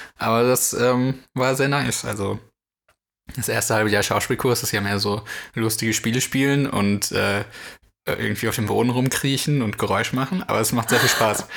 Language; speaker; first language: German; native; German